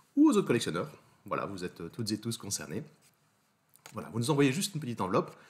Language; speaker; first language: French; native; French